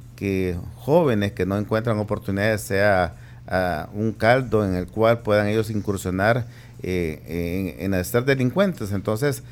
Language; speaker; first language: Spanish; native; Spanish